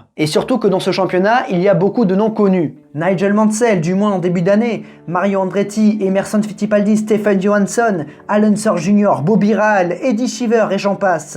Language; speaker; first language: French; native; French